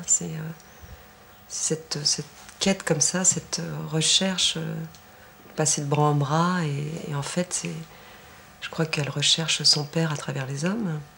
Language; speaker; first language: French; native; French